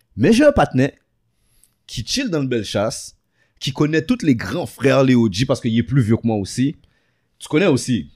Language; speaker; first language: French; early bilingual, other home language; Haitian Creole